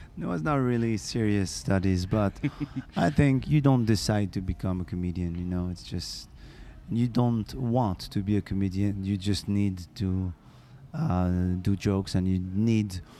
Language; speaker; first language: English; non-native, fluent; Arabic